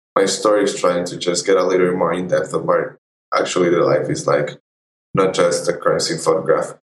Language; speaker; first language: English; non-native, fluent; Spanish